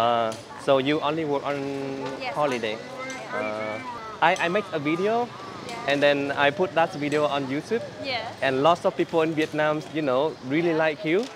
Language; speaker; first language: English; non-native, learner; Vietnamese